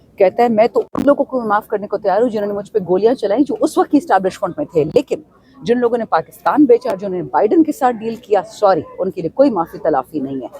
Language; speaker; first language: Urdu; non-native, local second language; Pashto